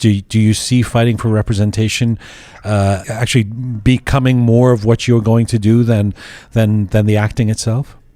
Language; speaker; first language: English; early bilingual, heritage; Persian